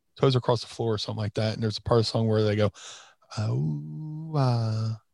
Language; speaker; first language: English; native; English